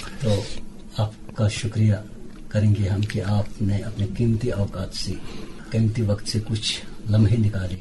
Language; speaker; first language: Urdu; non-native, local second language; Kashmiri